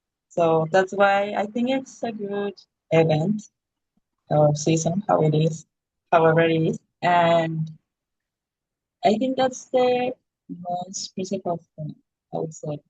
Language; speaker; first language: English; non-native, learner; Spanish